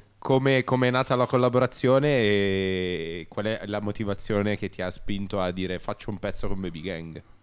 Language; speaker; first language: Italian; native; Italian